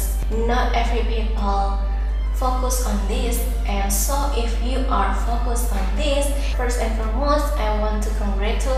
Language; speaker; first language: English; non-native, fluent; Indonesian